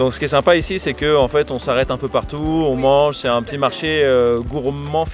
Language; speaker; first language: French; native; French